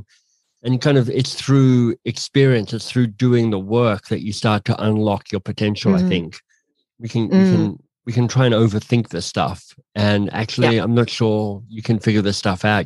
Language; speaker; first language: English; native; English